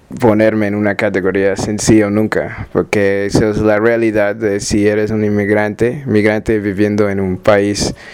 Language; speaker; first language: Spanish; non-native, learner; English